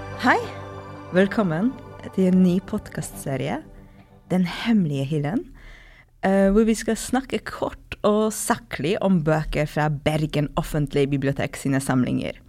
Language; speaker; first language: Norwegian; non-native, fluent; Polish